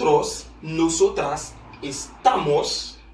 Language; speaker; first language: Spanish; non-native, fluent; Haitian Creole